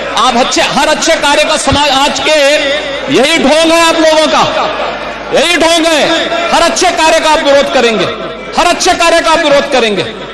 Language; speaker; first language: Hindi; native; Hindi